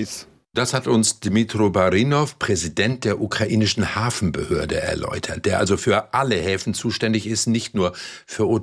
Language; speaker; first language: German; native; German